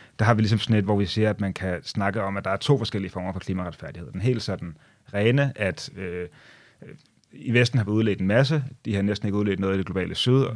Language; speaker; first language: Danish; native; Danish